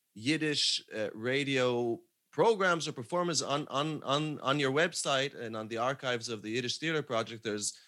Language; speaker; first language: English; non-native, fluent; Hebrew